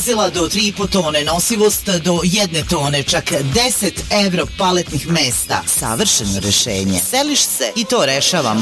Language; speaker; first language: Serbian; native; Serbian